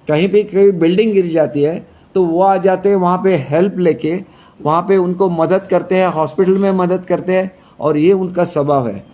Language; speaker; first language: Hindi; non-native, local second language; Marathi